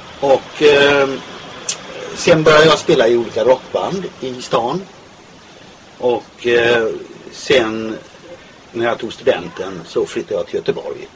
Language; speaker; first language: Swedish; native; Swedish